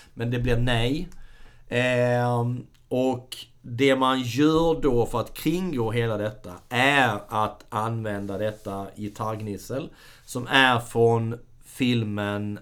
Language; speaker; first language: Swedish; native; Swedish